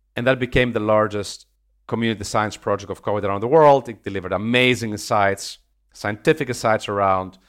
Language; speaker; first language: English; non-native, fluent; Greek